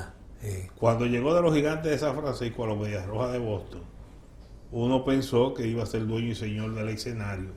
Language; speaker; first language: Spanish; native; Spanish